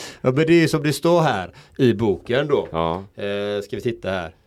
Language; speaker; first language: Swedish; native; Swedish